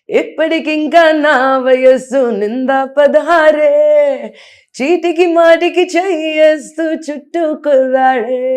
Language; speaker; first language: Telugu; non-native, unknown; Hindi